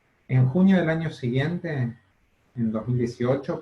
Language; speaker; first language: Spanish; native; Spanish